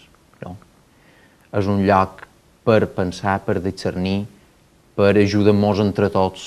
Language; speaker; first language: Catalan; native; Catalan